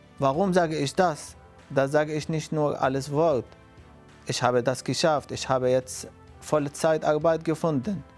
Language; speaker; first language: German; non-native, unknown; Arabic